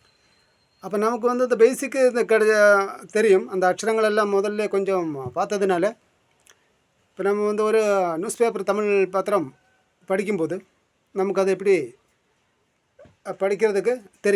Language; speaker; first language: Tamil; non-native, local second language; Malayalam